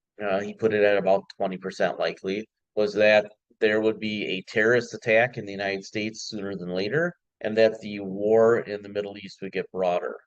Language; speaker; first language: English; native; English